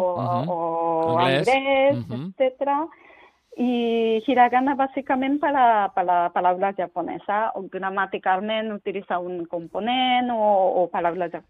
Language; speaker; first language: Catalan; non-native, learner; Japanese